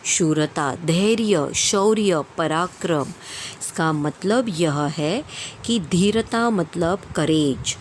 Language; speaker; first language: Hindi; non-native, local second language; Marathi